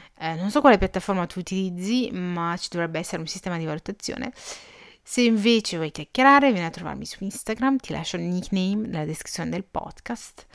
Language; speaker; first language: Italian; early bilingual, other home language; Arabic